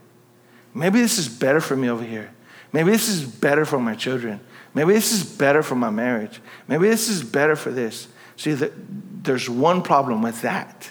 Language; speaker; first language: English; native; English